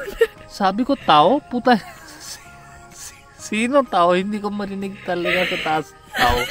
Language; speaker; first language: Filipino; non-native, learner; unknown